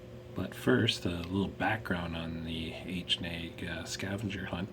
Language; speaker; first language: English; native; English